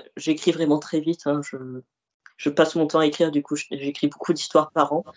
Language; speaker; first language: French; early bilingual, other home language; Arabic